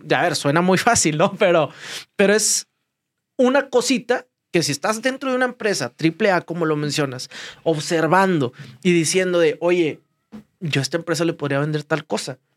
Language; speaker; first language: Spanish; native; Spanish